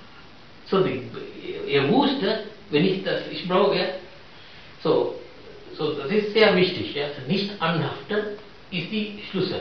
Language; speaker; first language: German; non-native, fluent; Sinhala